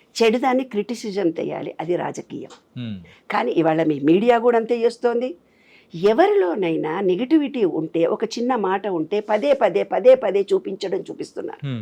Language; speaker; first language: Telugu; native; Telugu